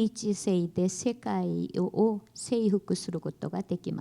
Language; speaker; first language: Japanese; non-native, learner; Korean